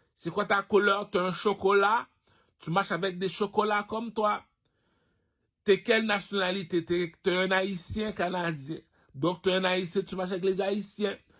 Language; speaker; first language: French; non-native, local second language; Haitian Creole